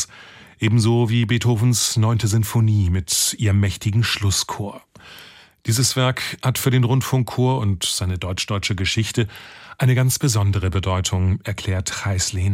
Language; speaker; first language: German; native; German